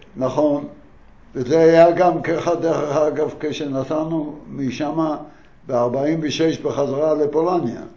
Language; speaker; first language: Hebrew; non-native, fluent; Yiddish